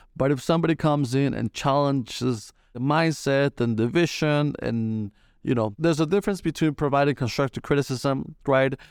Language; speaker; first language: English; non-native, fluent; Spanish